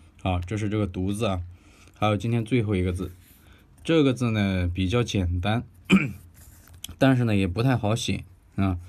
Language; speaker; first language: Chinese; native; Chinese